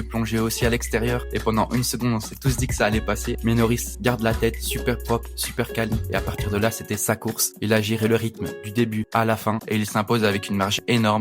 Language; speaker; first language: French; native; French